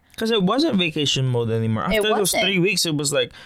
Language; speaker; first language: English; non-native, local second language; Filipino